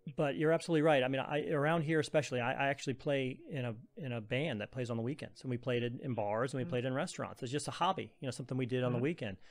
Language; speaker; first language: English; native; English